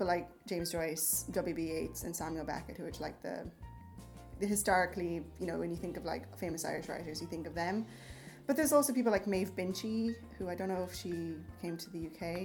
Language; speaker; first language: English; native; English